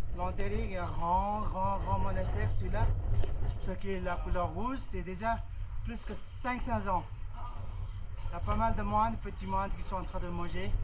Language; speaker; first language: French; non-native, fluent; Nepali